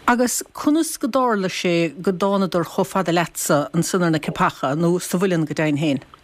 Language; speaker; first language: Irish; native; Irish